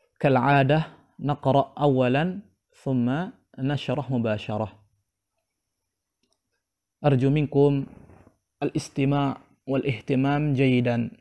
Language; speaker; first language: Arabic; non-native, fluent; Indonesian